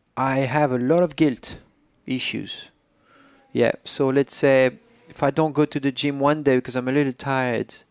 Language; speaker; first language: English; non-native, fluent; French